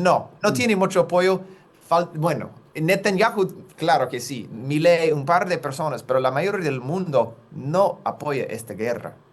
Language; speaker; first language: Spanish; non-native, fluent; English